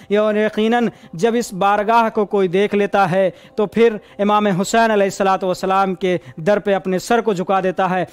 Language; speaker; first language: Urdu; native; Urdu